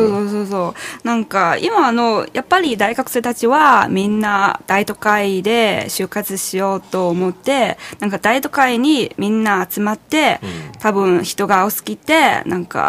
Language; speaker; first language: Japanese; non-native, fluent; Chinese